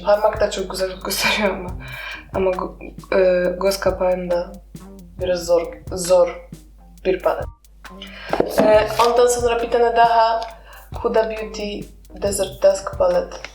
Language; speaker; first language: Turkish; non-native, learner; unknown